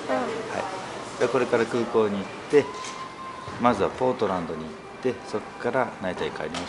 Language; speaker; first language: Japanese; native; Japanese